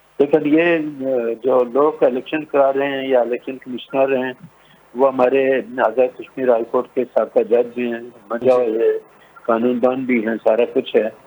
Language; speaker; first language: Urdu; non-native, local second language; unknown